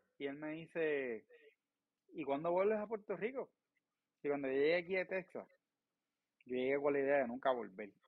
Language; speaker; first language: Spanish; native; Spanish